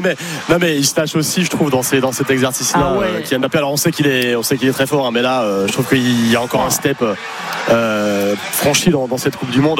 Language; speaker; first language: French; native; French